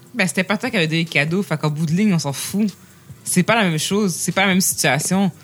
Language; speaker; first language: French; native; French